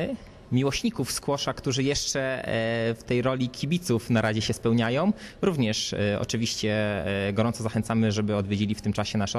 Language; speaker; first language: Polish; native; Polish